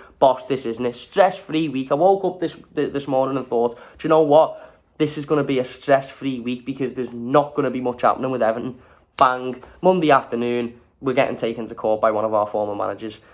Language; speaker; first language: English; native; English